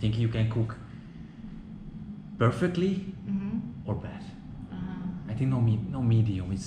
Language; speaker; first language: English; non-native, learner; Hungarian